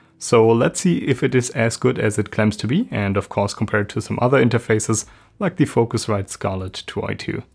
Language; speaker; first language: English; non-native, fluent; German